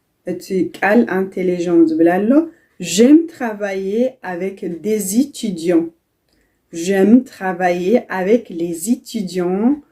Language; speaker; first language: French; non-native, fluent; Tigrinya